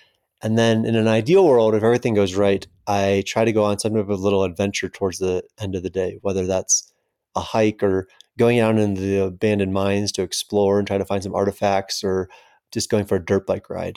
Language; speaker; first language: English; native; English